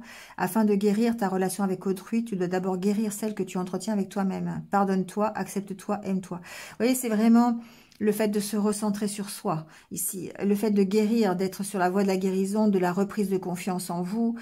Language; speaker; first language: French; native; French